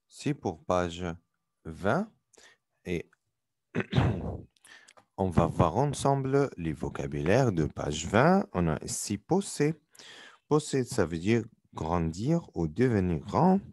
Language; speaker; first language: French; non-native, learner; Arabic